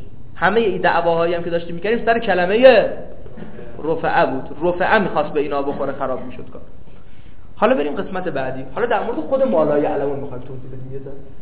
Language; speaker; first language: Persian; native; Persian